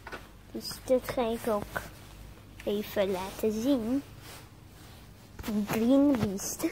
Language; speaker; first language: Dutch; non-native, learner; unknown